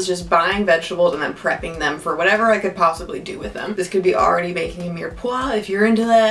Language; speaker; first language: English; native; English